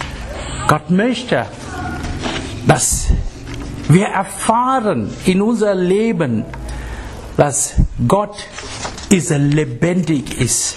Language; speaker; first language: German; non-native, fluent; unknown